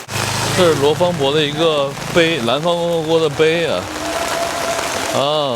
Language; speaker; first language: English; non-native, learner; Chinese